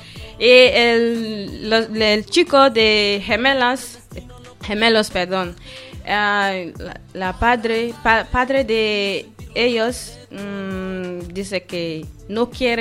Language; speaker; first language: Spanish; non-native, learner; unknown